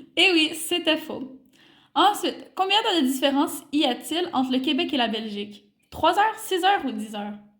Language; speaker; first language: French; native; French